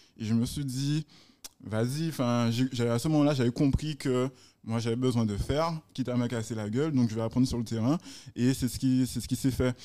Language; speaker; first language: French; native; French